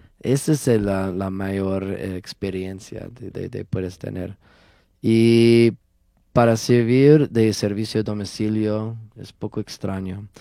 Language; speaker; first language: Spanish; non-native, learner; English